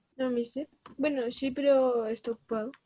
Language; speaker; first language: Spanish; native; Spanish